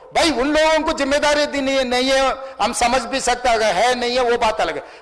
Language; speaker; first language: Hindi; non-native, local second language; Telugu